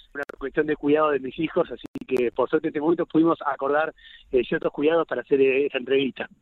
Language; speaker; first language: Spanish; native; Spanish